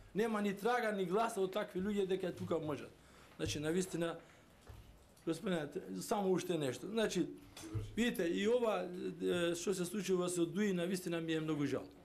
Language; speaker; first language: Macedonian; non-native, local second language; Turkish